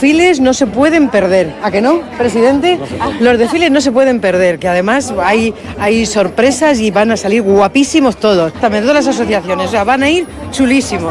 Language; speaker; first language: Spanish; native; Spanish